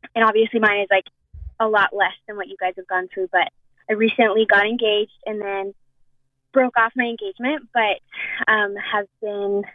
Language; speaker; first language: English; native; English